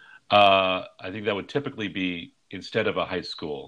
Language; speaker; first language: English; native; English